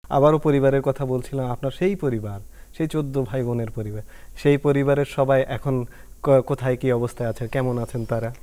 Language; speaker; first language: Bangla; native; Bangla